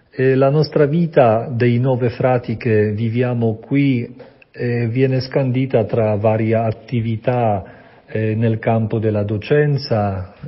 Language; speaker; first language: Italian; non-native, fluent; Polish